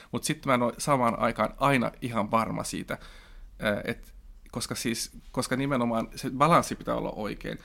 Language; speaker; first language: Finnish; non-native, local second language; Swedish